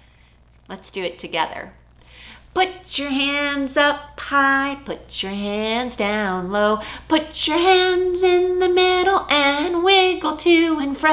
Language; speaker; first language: English; native; English